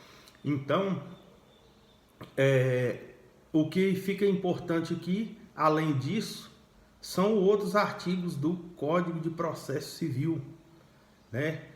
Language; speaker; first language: Portuguese; native; Portuguese